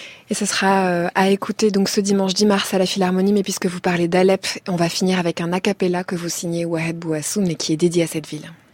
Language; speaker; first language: French; native; French